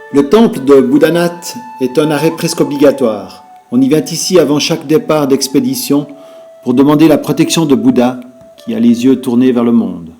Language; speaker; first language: French; native; French